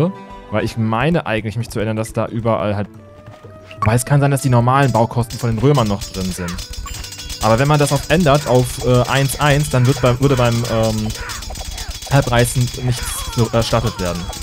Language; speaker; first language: German; native; German